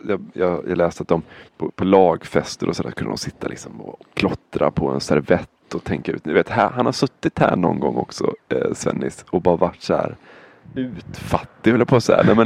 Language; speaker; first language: Swedish; native; Swedish